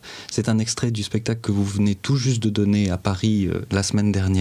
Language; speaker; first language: French; native; French